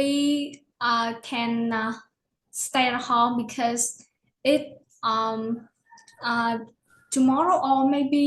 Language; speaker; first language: English; non-native, learner; Vietnamese